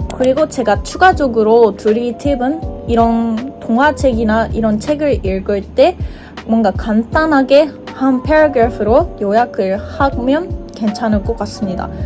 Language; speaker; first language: Korean; non-native, fluent; Japanese